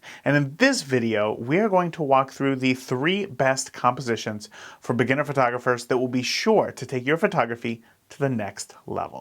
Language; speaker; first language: English; native; English